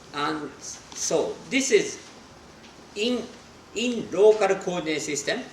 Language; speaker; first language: English; non-native, fluent; Japanese